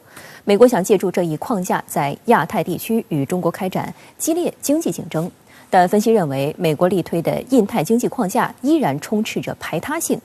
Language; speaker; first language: Chinese; native; Chinese